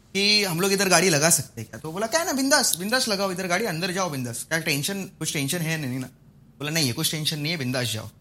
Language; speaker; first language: Hindi; non-native, local second language; Marathi